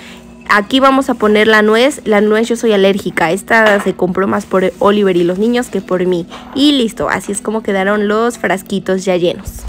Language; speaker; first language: Spanish; native; Spanish